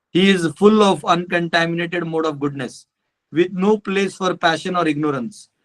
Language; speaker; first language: English; non-native, local second language; Hindi